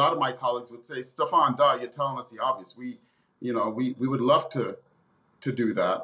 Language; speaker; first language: English; native; English